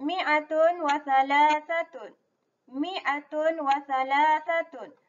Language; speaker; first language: Arabic; non-native, learner; Malay